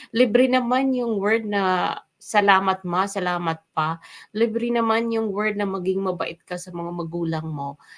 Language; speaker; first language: Filipino; non-native, local second language; Waray